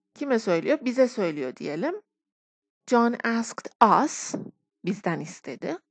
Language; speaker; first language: Turkish; non-native, fluent; Persian